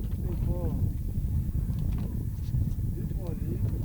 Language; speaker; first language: French; non-native, learner; English